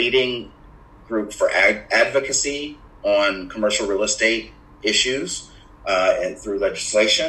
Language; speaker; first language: English; native; English